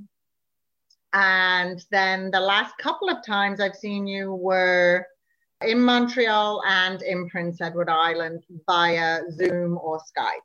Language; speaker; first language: English; native; English